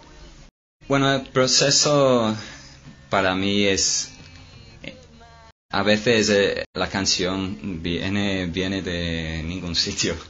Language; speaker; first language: Spanish; non-native, fluent; English